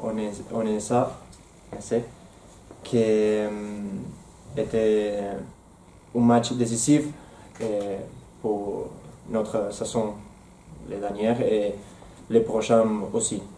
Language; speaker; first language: French; non-native, learner; Spanish